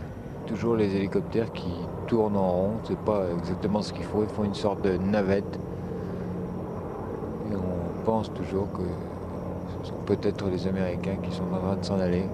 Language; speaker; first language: French; native; French